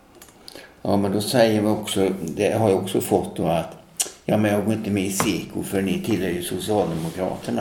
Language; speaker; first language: Swedish; native; Swedish